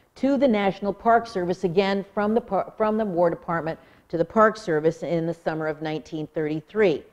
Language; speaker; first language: English; native; English